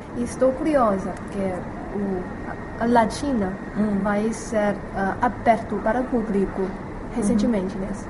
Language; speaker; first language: Portuguese; non-native, fluent; Chinese